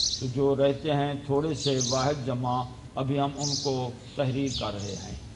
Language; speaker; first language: Urdu; non-native, local second language; Saraiki